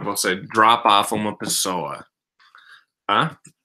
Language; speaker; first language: Portuguese; non-native, fluent; English